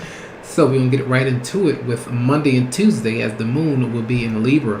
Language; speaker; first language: English; native; English